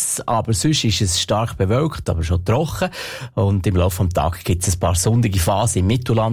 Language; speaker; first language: German; native; German